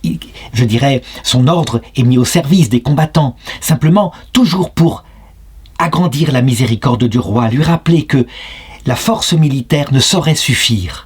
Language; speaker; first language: French; native; French